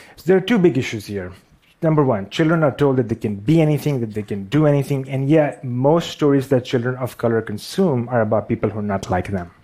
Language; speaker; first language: English; non-native, local second language; Urdu